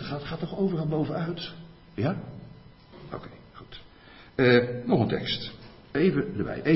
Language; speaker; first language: Dutch; native; Dutch